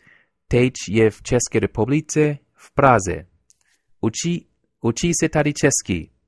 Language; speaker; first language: Czech; non-native, learner; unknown